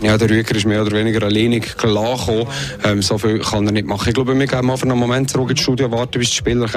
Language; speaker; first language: German; native; German